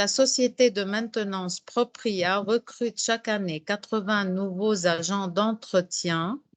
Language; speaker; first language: French; non-native, fluent; Arabic